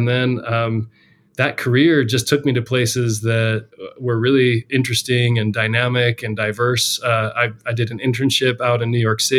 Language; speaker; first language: English; native; English